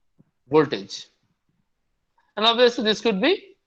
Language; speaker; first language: English; non-native, local second language; Bangla